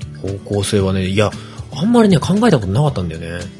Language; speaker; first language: Japanese; native; Japanese